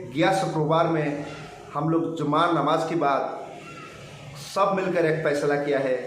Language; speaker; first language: Hindi; non-native, local second language; Bangla